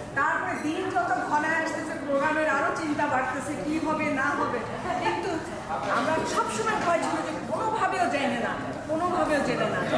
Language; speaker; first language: Bangla; early bilingual, heritage; Bangla